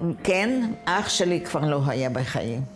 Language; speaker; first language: Hebrew; non-native, fluent; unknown